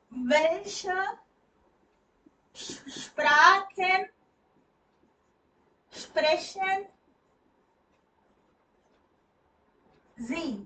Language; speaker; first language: German; non-native, fluent; Hindi